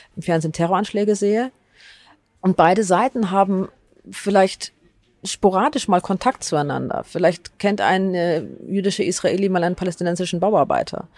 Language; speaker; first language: German; native; German